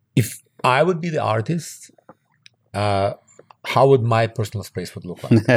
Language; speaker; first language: English; early bilingual, other home language; Russian